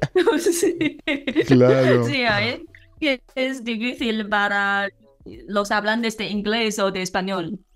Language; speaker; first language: Spanish; non-native, fluent; Chinese